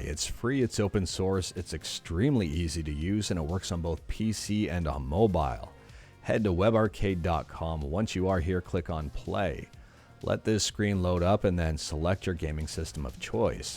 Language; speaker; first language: English; native; English